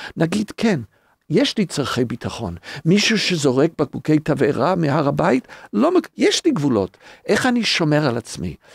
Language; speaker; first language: Hebrew; non-native, fluent; English